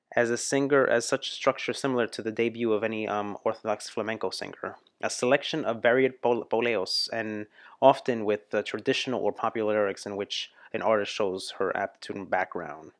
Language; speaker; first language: English; native; English